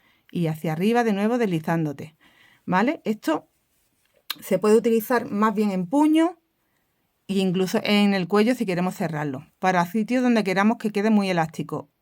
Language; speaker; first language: Spanish; native; Spanish